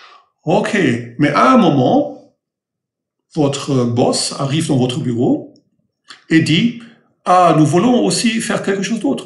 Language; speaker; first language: French; non-native, fluent; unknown